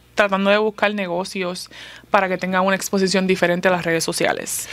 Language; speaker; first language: Spanish; early bilingual, heritage; Spanish